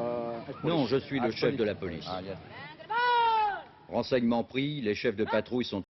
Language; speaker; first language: French; native; French